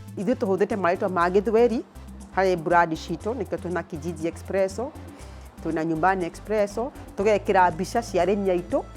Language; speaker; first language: Kikuyu; native; Kikuyu